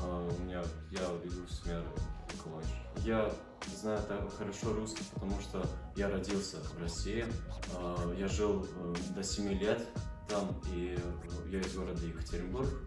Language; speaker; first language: Russian; early bilingual, heritage; Russian